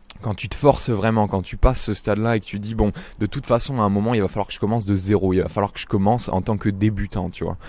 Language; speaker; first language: French; native; French